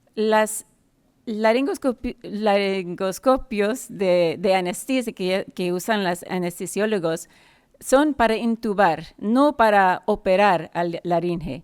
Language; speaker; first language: Spanish; non-native, fluent; English